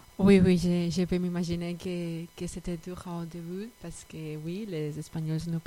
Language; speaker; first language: French; non-native, fluent; Spanish